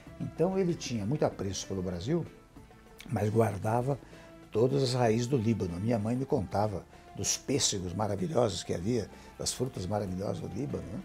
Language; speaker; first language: Portuguese; early bilingual, other home language; Arabic